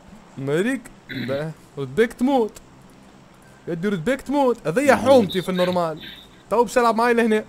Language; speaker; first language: Arabic; native; Arabic